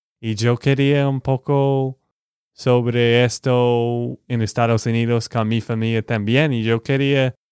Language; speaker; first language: Spanish; non-native, learner; English